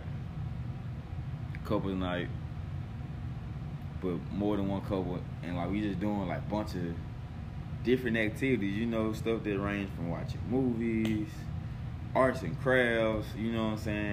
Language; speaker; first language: English; native; English